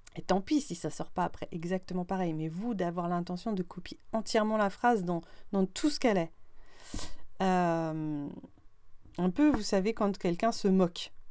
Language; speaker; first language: French; native; French